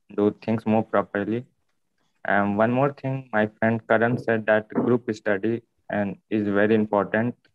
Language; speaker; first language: English; non-native, local second language; Hindi